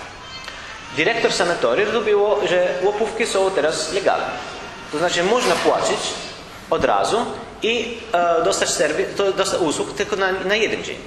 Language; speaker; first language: Polish; non-native, learner; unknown